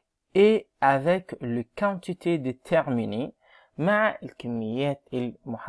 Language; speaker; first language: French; non-native, fluent; Arabic